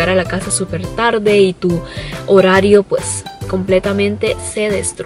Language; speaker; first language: Spanish; early bilingual, other home language; Cantonese